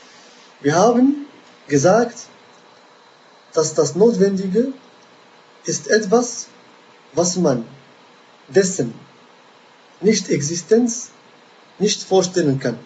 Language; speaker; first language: German; non-native, fluent; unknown